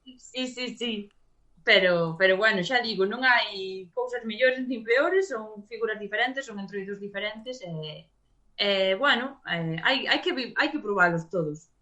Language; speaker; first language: Galician; native; Galician